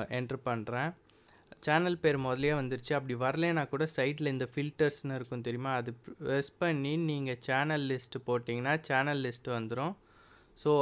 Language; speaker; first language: Tamil; non-native, local second language; Telugu